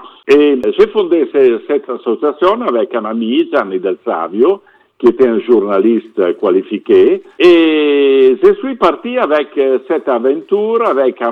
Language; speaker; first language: French; non-native, fluent; Italian